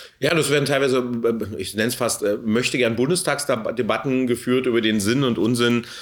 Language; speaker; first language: German; native; German